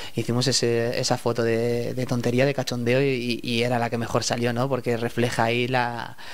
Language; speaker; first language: Spanish; native; Spanish